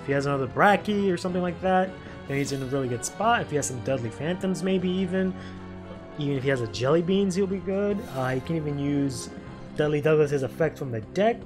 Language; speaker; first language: English; native; English